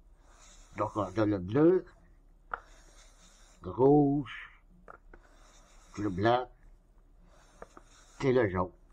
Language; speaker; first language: French; native; French